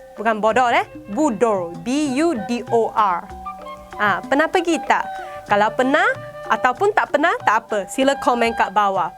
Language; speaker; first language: Malay; non-native, local second language; Chinese